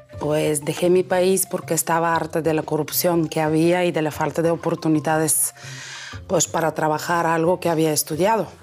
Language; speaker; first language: Spanish; non-native, fluent; Bulgarian